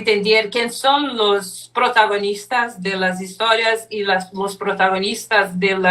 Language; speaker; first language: Spanish; non-native, fluent; Portuguese